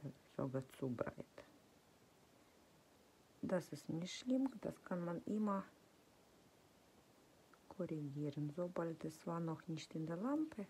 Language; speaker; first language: German; non-native, fluent; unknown